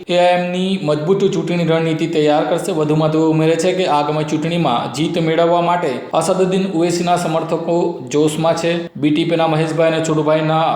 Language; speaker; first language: Gujarati; native; Gujarati